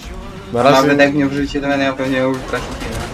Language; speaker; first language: Polish; native; Polish